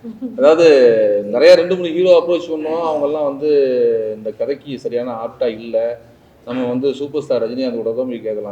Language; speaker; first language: Tamil; native; Tamil